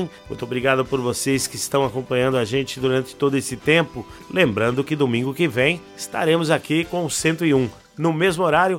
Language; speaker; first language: Portuguese; native; Portuguese